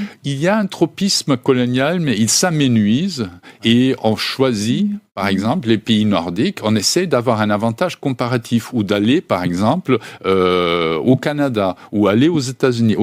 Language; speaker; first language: French; native; French